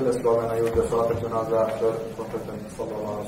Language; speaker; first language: Swedish; early bilingual, other home language; Arabic